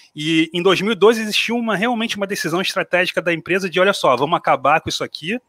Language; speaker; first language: Portuguese; native; Portuguese